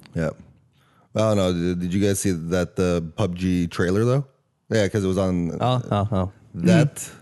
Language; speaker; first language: English; non-native, fluent; Norwegian